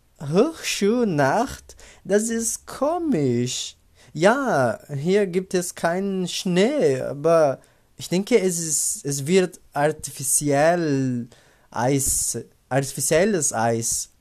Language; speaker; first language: German; non-native, learner; Portuguese